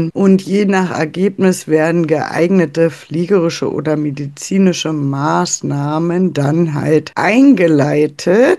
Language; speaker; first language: German; native; German